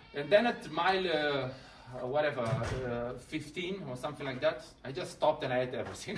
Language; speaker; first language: English; non-native, fluent; Romanian